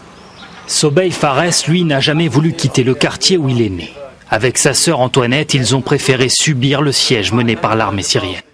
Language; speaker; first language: French; native; French